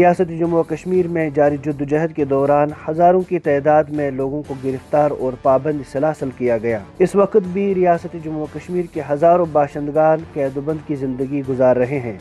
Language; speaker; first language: Urdu; non-native, local second language; Kashmiri